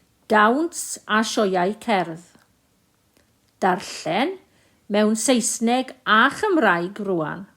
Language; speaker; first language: Welsh; non-native, local second language; English